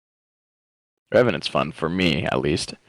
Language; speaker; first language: English; native; English